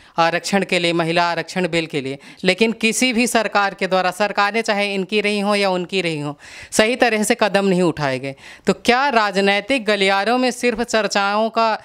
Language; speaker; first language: Hindi; native; Hindi